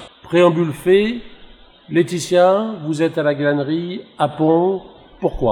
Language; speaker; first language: French; native; French